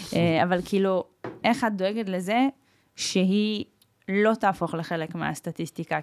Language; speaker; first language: Hebrew; early bilingual, other home language; Russian